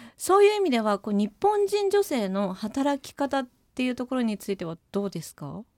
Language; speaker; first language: Japanese; native; Japanese